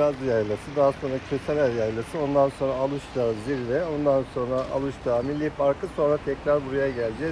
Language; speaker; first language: Turkish; native; Turkish